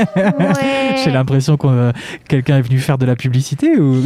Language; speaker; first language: French; native; French